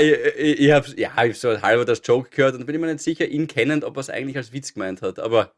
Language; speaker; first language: German; native; German